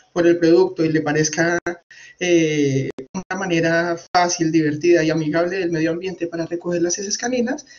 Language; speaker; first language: Spanish; native; Spanish